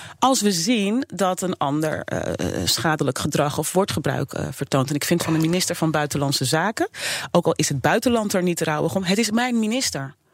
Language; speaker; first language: Dutch; native; Dutch